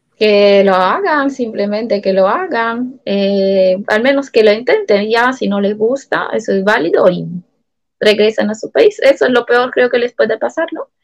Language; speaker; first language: Spanish; non-native, fluent; Italian